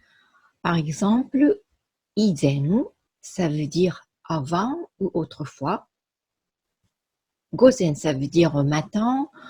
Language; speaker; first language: French; non-native, fluent; Japanese